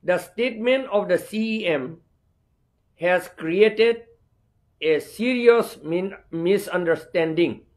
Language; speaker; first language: English; non-native, local second language; Karbi